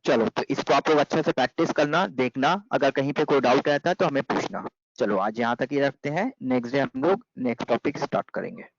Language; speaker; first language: Hindi; non-native, local second language; Bangla